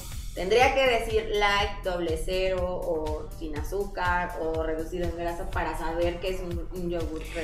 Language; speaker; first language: Spanish; native; Spanish